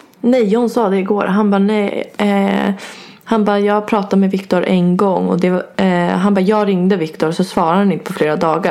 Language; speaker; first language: Swedish; native; Swedish